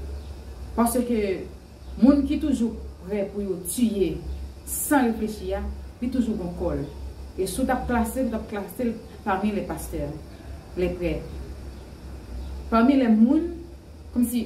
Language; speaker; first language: French; non-native, learner; Haitian Creole